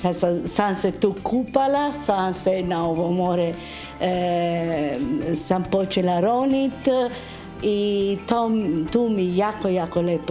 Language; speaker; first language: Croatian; early bilingual, heritage; Italian